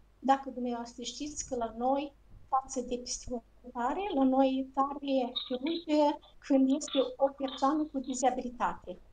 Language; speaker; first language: Romanian; native; Romanian